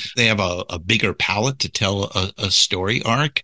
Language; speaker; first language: English; native; English